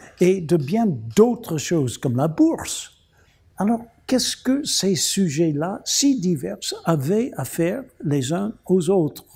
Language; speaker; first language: French; non-native, fluent; English